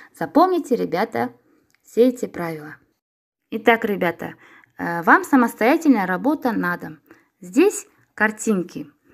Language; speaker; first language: Russian; non-native, local second language; Kazakh